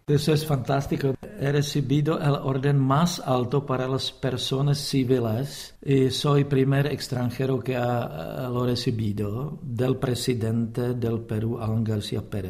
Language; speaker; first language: Spanish; non-native, fluent; Czech